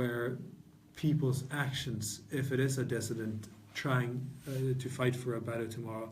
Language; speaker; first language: English; non-native, fluent; Norwegian